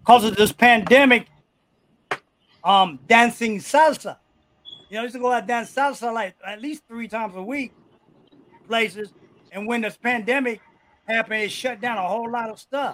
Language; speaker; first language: English; native; English